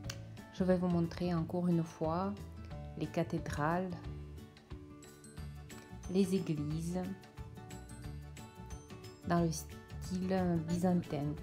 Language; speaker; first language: French; non-native, fluent; Russian